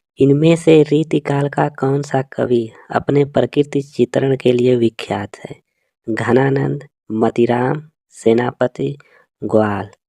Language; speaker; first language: Hindi; native; Hindi